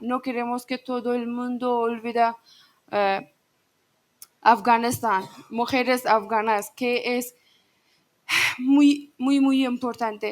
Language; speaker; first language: Spanish; non-native, learner; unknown